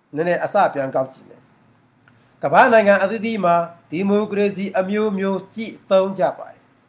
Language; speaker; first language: Burmese; non-native, local second language; Mon